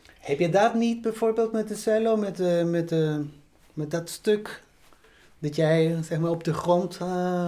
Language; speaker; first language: Dutch; non-native, fluent; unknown